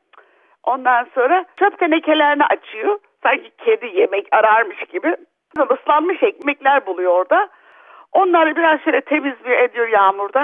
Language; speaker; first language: Turkish; early bilingual, other home language; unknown